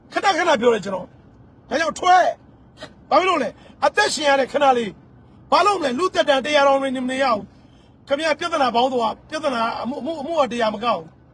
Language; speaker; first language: Burmese; native; Burmese